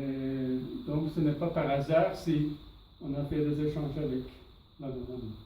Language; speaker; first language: French; non-native, fluent; Norwegian